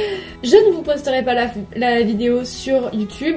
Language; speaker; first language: French; native; French